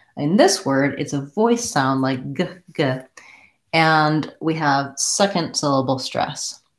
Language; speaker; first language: English; native; English